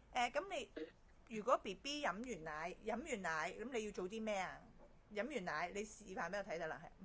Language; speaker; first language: Cantonese; native; Cantonese